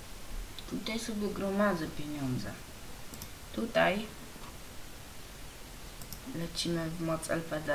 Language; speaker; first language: Polish; native; Polish